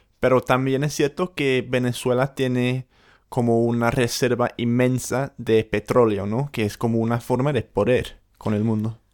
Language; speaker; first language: Spanish; non-native, fluent; English